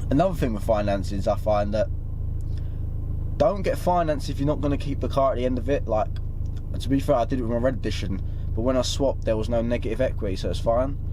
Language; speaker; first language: English; native; English